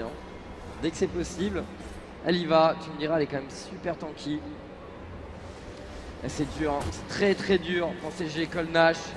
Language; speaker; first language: French; native; French